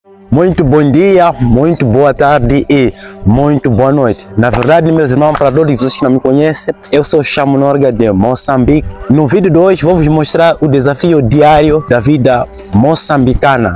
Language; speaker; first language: Portuguese; non-native, local second language; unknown